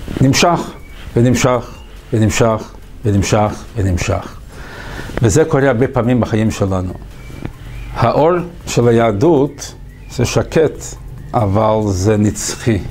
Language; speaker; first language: Hebrew; early bilingual, heritage; English